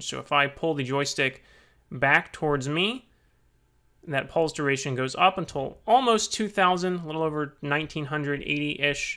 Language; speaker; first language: English; native; English